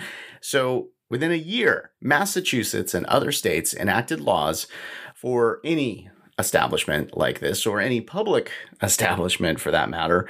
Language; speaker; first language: English; native; English